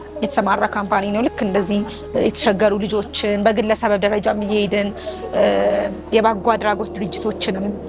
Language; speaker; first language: Amharic; native; Amharic